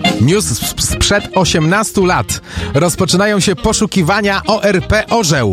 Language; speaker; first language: Polish; native; Polish